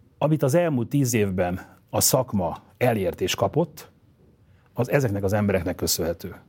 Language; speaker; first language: Hungarian; native; Hungarian